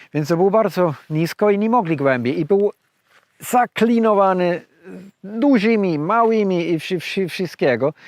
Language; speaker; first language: Polish; non-native, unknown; German